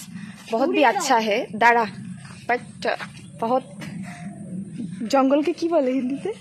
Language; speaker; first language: Hindi; non-native, local second language; Bangla